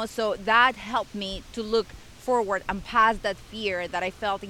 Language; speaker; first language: English; non-native, fluent; Spanish